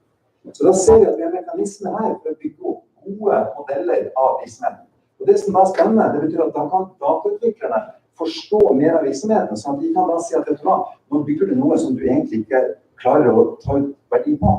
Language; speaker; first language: Norwegian; native; Norwegian